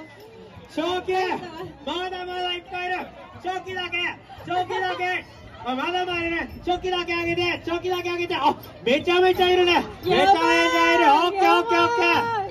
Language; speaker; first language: Japanese; native; Japanese